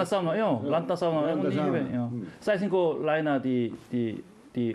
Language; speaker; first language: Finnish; non-native, learner; Korean